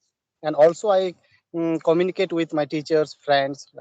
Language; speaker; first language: English; non-native, learner; Bangla